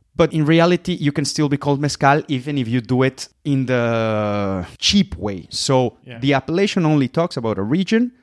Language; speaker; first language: English; non-native, fluent; Spanish